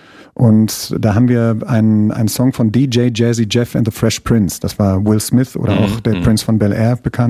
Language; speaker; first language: German; native; German